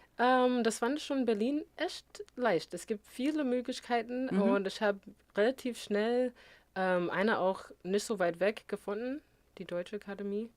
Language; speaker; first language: German; non-native, fluent; English